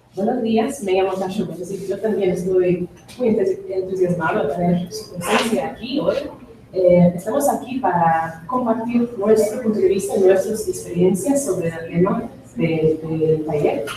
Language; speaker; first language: Spanish; non-native, fluent; English